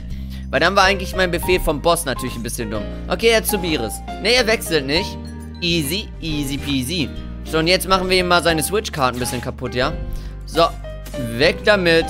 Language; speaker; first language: German; native; German